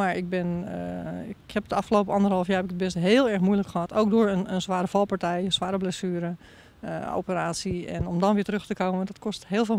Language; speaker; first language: Dutch; native; Dutch